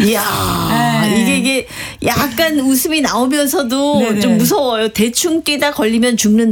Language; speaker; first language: Korean; native; Korean